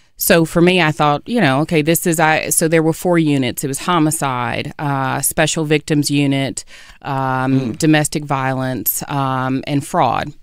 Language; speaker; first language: English; native; English